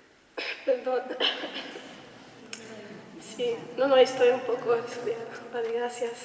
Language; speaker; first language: Spanish; non-native, learner; Arabic